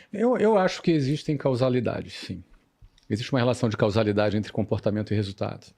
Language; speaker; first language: Portuguese; native; Portuguese